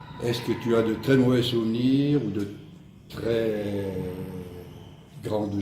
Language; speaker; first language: French; native; French